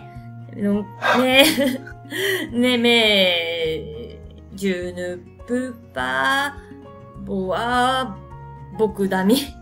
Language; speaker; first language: French; non-native, learner; Japanese